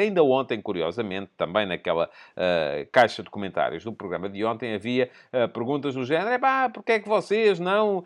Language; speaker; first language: Portuguese; native; Portuguese